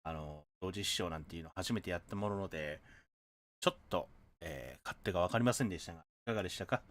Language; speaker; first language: Japanese; native; Japanese